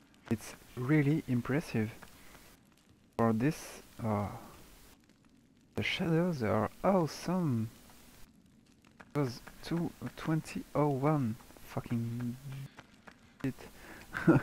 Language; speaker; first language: English; non-native, learner; French